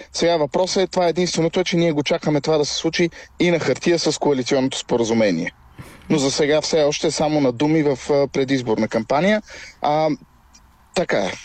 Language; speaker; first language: Bulgarian; native; Bulgarian